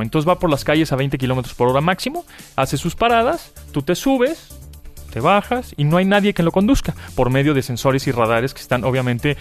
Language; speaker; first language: Spanish; native; Spanish